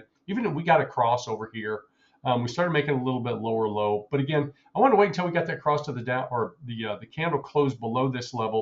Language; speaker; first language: English; native; English